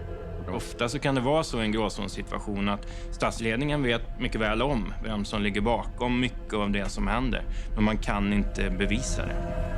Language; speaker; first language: Swedish; native; Swedish